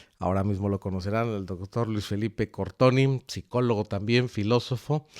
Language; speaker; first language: Spanish; native; Spanish